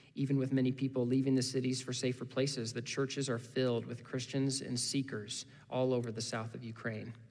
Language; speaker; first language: English; native; English